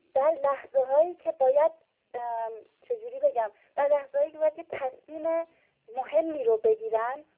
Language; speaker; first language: Persian; early bilingual, heritage; Persian